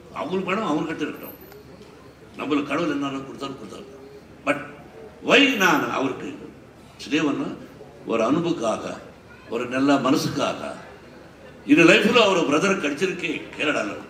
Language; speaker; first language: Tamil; non-native, learner; Telugu